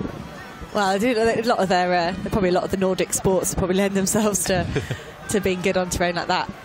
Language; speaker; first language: English; native; English